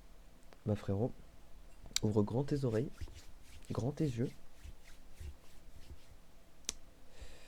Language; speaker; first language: French; native; French